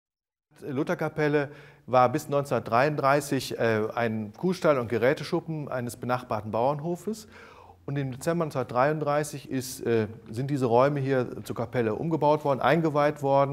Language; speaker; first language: German; native; German